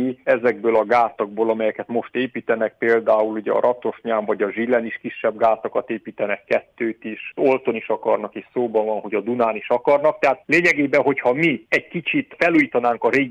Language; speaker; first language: Hungarian; native; Hungarian